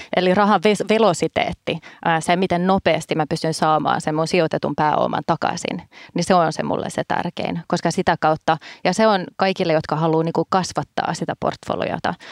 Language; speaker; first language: Finnish; early bilingual, heritage; Finnish